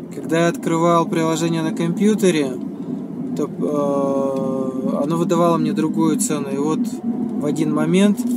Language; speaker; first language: Russian; native; Russian